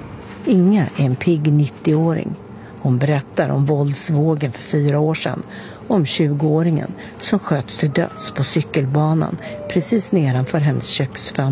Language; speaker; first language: Swedish; native; Swedish